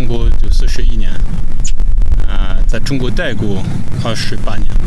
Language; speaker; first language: Chinese; non-native, fluent; French